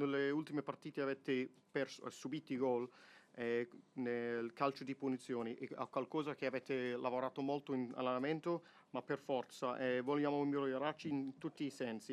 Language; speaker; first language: Italian; non-native, fluent; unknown